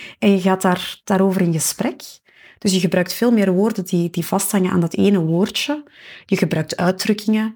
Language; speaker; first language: Dutch; native; Dutch